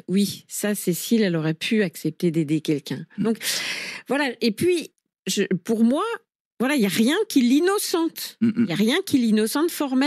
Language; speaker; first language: French; native; French